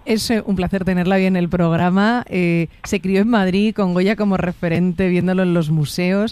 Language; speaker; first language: Spanish; native; Spanish